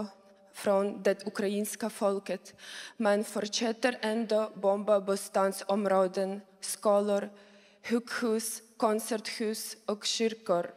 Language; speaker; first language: Swedish; non-native, learner; Ukrainian